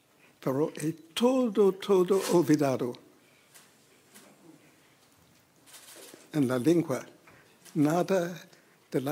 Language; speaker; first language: Spanish; non-native, learner; English